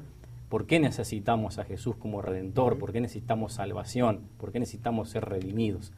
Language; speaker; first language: Spanish; native; Spanish